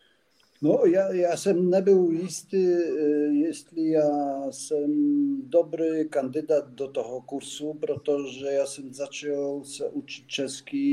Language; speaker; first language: Czech; non-native, learner; Polish